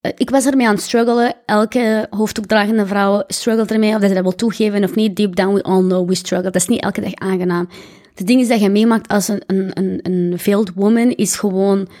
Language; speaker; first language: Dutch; early bilingual, other home language; Arabic